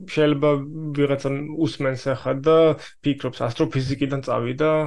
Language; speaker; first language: Georgian; early bilingual, heritage; Swedish